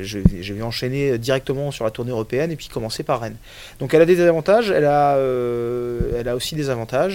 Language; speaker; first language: French; native; French